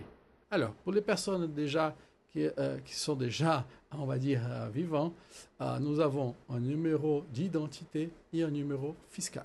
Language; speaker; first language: French; non-native, fluent; Portuguese